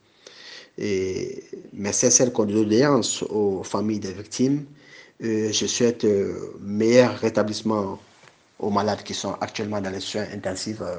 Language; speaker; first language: French; non-native, local second language; Bambara